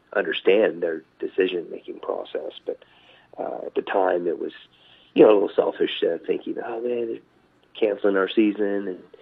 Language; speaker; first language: English; native; English